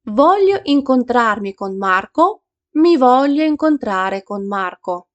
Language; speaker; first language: Italian; non-native, fluent; Ukrainian